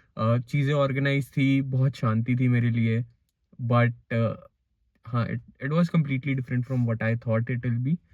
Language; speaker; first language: Hindi; native; Hindi